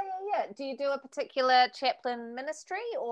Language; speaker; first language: English; native; English